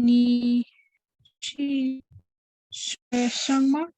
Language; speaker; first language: Chinese; non-native, learner; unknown